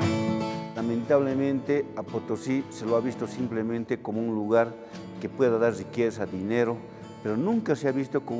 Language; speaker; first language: Spanish; native; Spanish